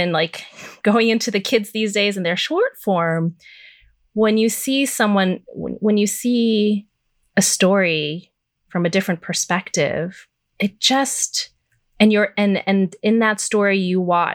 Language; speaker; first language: English; native; English